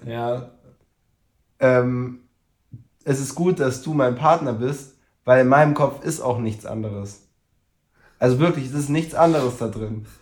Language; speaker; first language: German; native; German